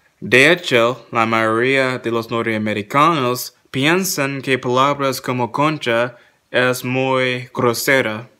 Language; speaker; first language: Spanish; non-native, learner; English